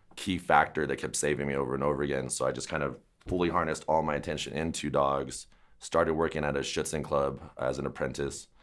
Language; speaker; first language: English; native; English